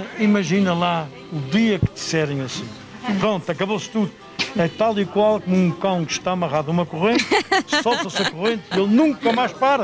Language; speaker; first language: Portuguese; native; Portuguese